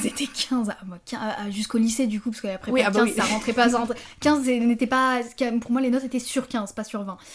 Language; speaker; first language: French; native; French